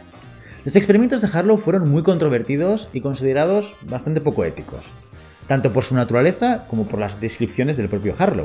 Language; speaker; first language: Spanish; native; Spanish